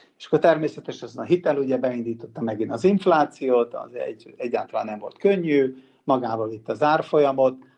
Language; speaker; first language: Hungarian; non-native, local second language; Serbian